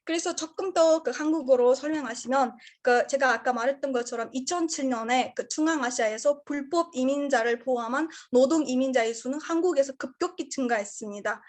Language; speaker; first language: Korean; non-native, learner; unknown